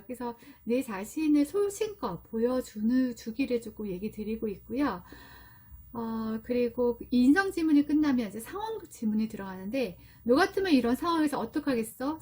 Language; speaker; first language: Korean; native; Korean